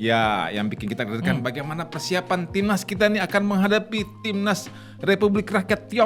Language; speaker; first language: Indonesian; native; Indonesian